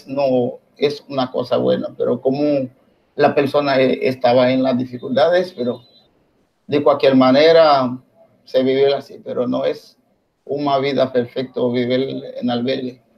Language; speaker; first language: Spanish; non-native, learner; Haitian Creole